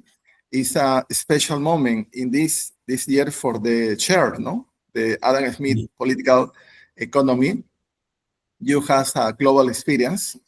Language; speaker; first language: English; non-native, learner; Spanish